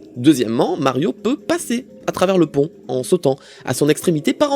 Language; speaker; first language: French; native; French